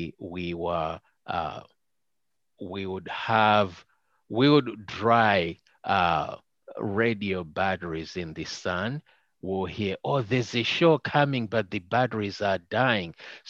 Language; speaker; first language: English; non-native, local second language; Nyanja